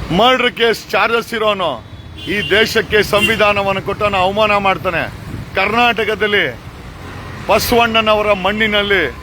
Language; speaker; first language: Kannada; native; Kannada